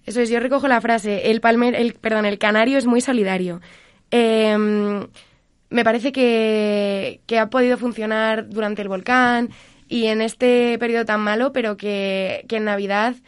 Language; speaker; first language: Spanish; native; Spanish